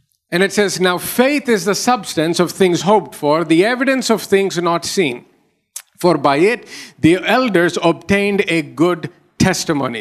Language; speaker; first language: English; non-native, local second language; Telugu